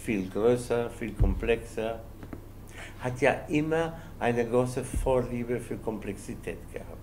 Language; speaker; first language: German; non-native, fluent; Spanish